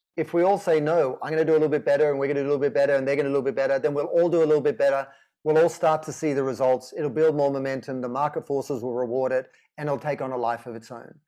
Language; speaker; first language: English; native; English